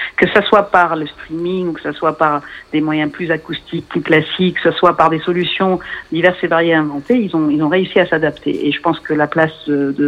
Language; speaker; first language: French; non-native, local second language; Arabic